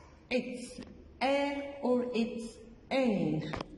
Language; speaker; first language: English; non-native, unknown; Arabic